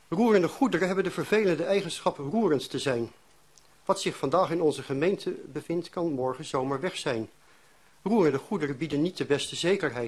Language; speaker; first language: Dutch; native; Dutch